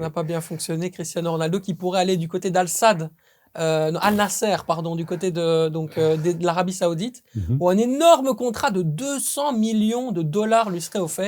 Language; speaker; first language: French; native; French